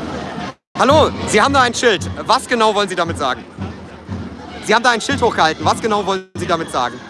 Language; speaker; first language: German; native; German